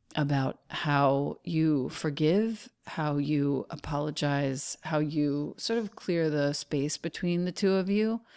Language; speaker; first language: English; native; English